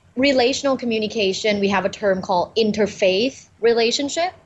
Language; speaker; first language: English; non-native, fluent; Thai